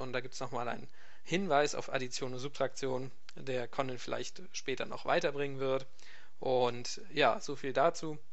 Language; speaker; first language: German; native; German